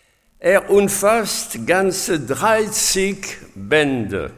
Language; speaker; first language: German; non-native, fluent; French